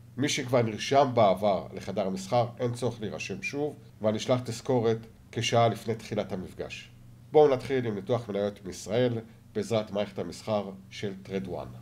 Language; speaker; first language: Hebrew; native; Hebrew